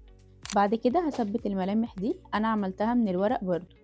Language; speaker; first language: Arabic; native; Arabic